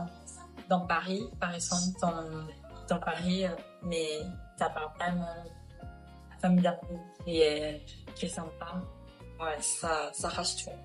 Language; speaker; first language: French; non-native, learner; Thai